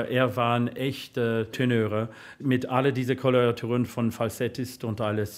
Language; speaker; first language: German; non-native, fluent; English